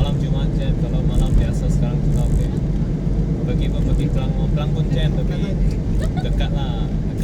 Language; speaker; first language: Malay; non-native, local second language; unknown